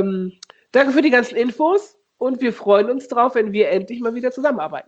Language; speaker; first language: German; native; German